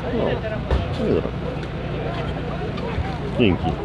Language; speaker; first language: Polish; native; Polish